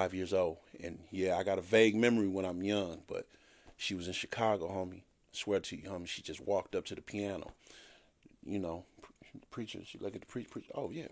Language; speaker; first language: English; native; English